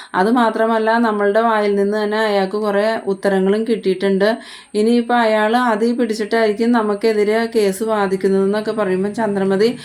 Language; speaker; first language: Malayalam; native; Malayalam